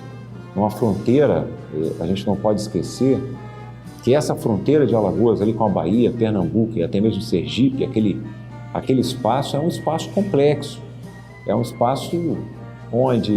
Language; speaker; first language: Portuguese; native; Portuguese